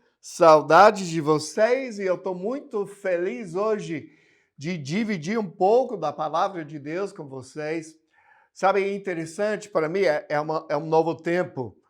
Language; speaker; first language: Portuguese; non-native, fluent; English